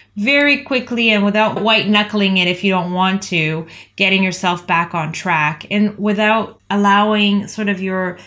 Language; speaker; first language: English; native; English